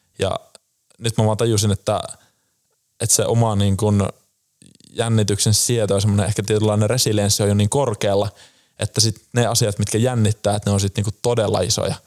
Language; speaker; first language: Finnish; native; Finnish